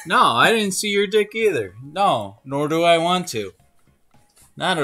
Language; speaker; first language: English; native; English